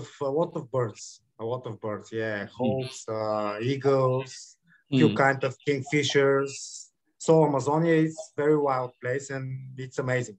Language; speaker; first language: English; non-native, learner; Bulgarian